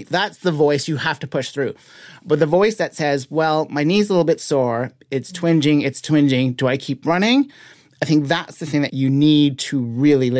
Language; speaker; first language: English; native; English